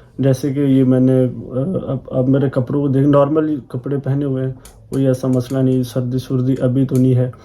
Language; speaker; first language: Urdu; non-native, local second language; Punjabi